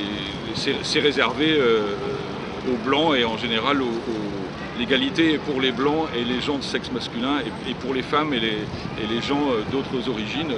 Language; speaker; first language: French; native; French